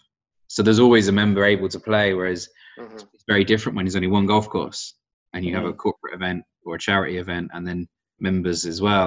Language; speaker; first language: English; native; English